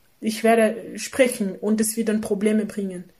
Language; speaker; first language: German; non-native, learner; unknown